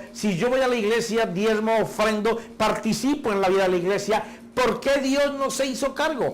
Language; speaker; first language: Spanish; native; Spanish